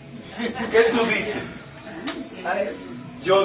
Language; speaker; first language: Spanish; non-native, fluent; English